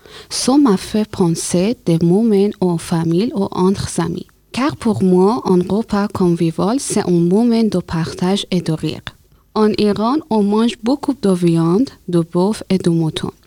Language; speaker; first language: French; non-native, learner; Persian